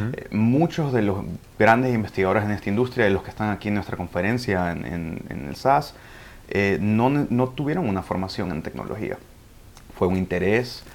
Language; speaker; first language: Spanish; early bilingual, heritage; Spanish